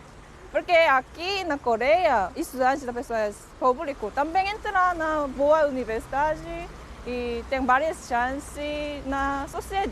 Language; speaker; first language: Portuguese; non-native, learner; Korean